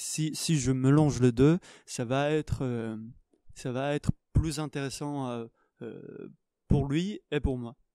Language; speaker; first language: French; non-native, fluent; Hebrew